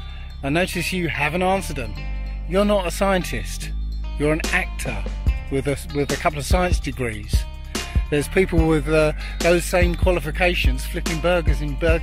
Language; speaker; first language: English; native; English